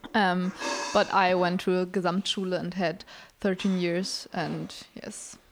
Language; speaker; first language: English; non-native, fluent; German